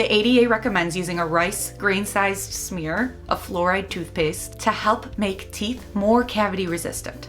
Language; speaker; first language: English; native; English